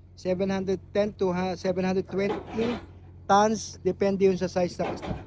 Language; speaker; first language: Filipino; native; Filipino